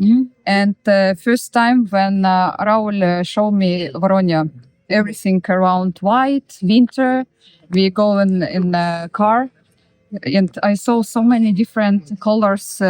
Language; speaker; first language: English; non-native, learner; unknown